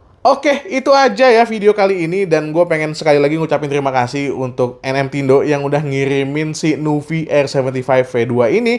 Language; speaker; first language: Indonesian; native; Indonesian